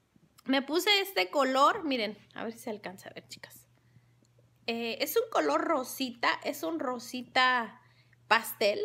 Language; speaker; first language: Spanish; native; Spanish